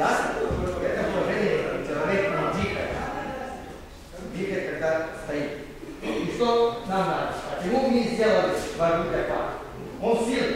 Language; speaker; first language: Russian; non-native, learner; Serbian